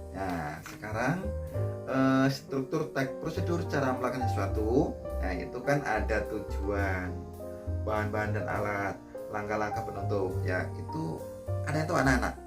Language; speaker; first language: Indonesian; native; Indonesian